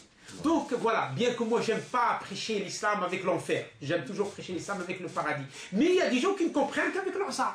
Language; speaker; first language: French; non-native, local second language; Arabic